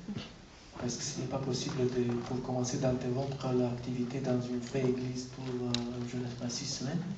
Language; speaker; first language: French; non-native, fluent; Romanian